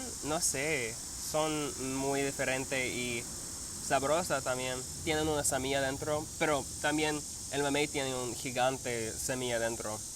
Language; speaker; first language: Spanish; non-native, learner; English